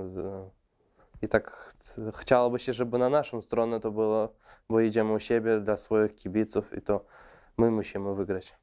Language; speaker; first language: Polish; non-native, fluent; Russian